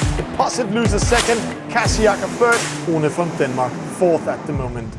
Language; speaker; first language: English; non-native, fluent; Danish